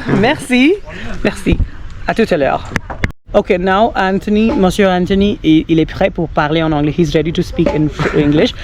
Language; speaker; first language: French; non-native, fluent; Urdu